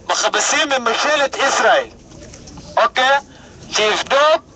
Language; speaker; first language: Hebrew; non-native, fluent; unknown